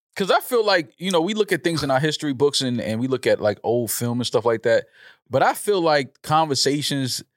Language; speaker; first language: English; native; English